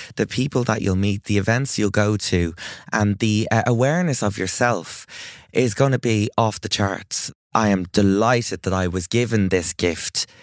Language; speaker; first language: English; native; English